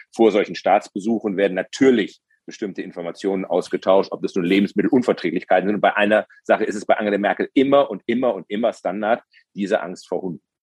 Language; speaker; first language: German; native; German